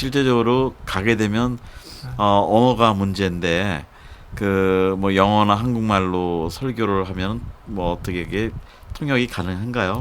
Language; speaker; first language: Korean; native; Korean